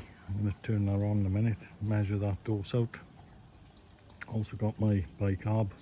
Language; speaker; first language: English; native; English